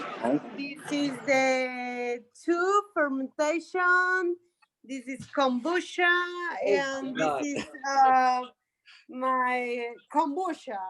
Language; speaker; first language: English; non-native, learner; Spanish